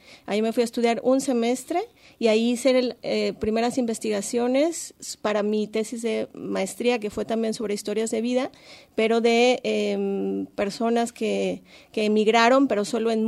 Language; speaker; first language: Spanish; native; Spanish